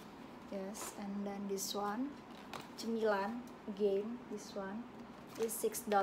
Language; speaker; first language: English; non-native, learner; Indonesian